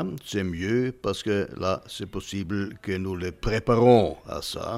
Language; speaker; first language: French; non-native, fluent; German